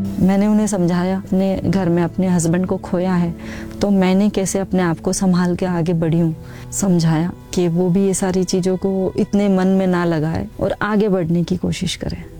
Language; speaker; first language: Hindi; non-native, local second language; Marathi